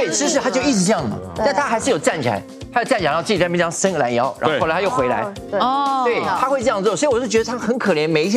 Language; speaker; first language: Chinese; native; Chinese